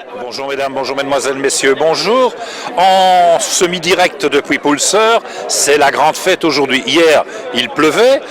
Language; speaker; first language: French; native; French